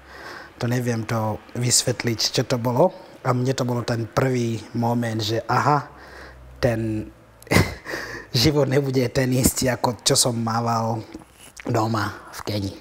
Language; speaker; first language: Slovak; non-native, fluent; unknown